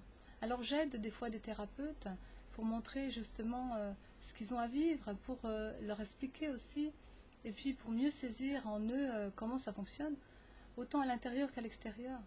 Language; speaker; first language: French; native; French